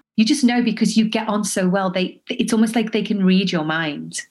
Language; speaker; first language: English; native; English